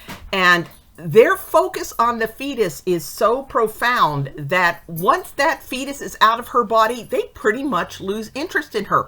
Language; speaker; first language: English; native; English